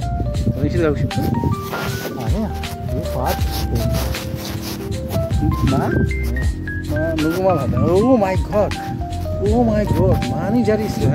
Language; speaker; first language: Korean; non-native, learner; Bangla